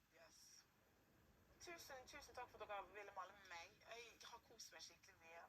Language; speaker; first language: Norwegian; early bilingual, other home language; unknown